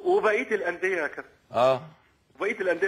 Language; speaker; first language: Arabic; native; Arabic